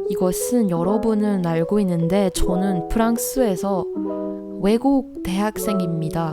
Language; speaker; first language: Korean; non-native, learner; Malagasy